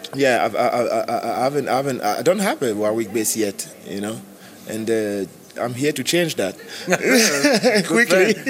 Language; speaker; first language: English; non-native, local second language; French